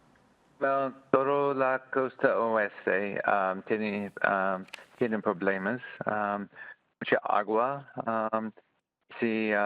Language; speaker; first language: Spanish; non-native, learner; English